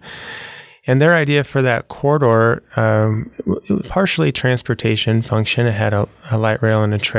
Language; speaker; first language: English; native; English